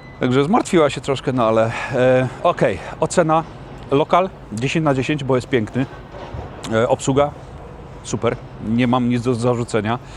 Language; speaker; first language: Polish; native; Polish